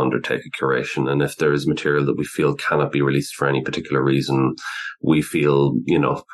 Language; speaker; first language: English; native; English